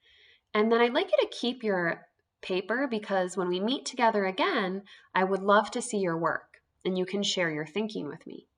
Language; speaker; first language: English; native; English